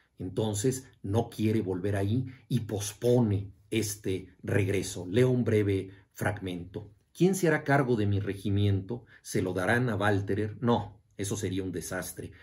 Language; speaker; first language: Spanish; native; Spanish